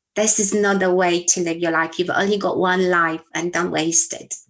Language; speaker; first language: English; non-native, fluent; Polish